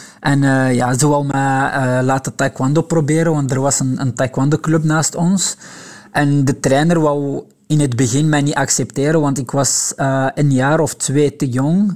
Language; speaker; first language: Dutch; non-native, local second language; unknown